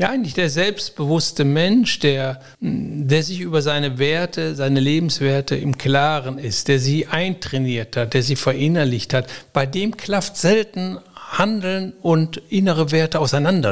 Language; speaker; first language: German; native; German